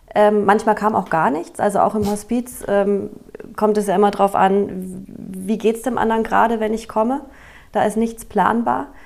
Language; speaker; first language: German; native; German